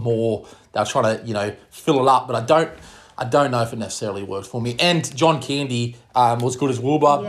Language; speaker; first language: English; native; English